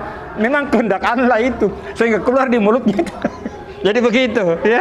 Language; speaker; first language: Indonesian; native; Indonesian